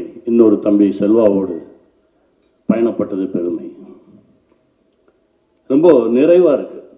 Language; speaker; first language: Tamil; native; Tamil